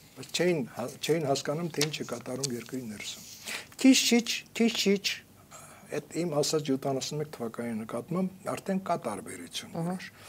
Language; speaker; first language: Armenian; native; Armenian